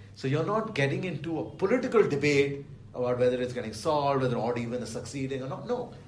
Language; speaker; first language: English; non-native, local second language; Bangla